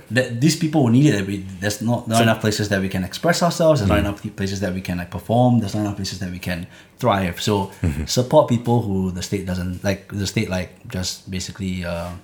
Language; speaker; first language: English; native; English